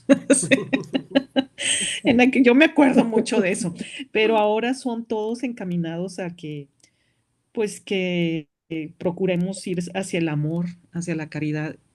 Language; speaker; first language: Spanish; native; Spanish